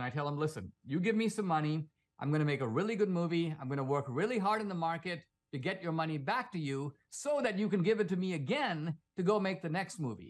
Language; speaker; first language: English; non-native, local second language; Konkani